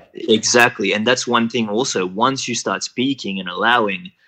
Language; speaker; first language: English; non-native, fluent; French